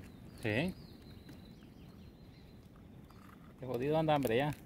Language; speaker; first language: Spanish; native; Spanish